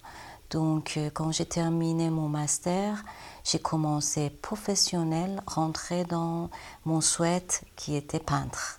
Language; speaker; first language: French; non-native, learner; Persian